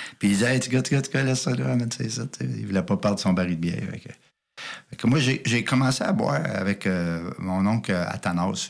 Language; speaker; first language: French; native; French